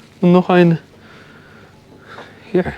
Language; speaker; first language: German; non-native, learner; Ukrainian